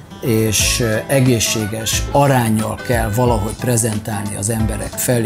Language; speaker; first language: Hungarian; native; Hungarian